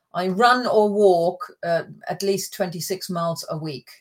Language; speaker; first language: English; early bilingual, other home language; German